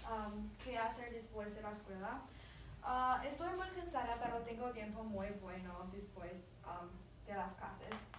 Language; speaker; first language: Spanish; non-native, learner; English